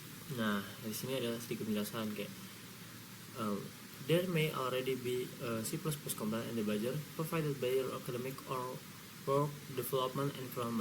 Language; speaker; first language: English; non-native, learner; Indonesian